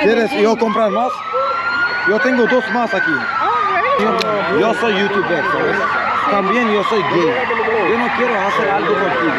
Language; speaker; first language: Spanish; non-native, learner; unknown